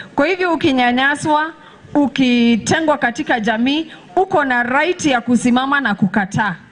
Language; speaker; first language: Swahili; non-native, local second language; Masai